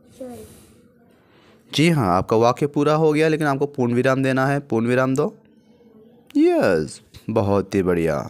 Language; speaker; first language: Hindi; native; Hindi